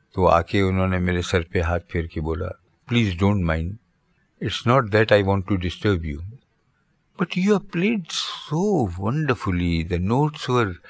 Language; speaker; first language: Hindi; native; Hindi